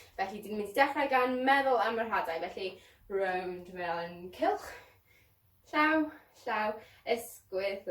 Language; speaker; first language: Welsh; non-native, local second language; English